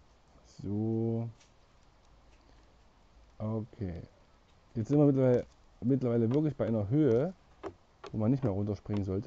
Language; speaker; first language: German; native; German